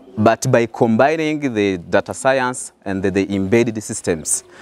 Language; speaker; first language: English; non-native, fluent; Rundi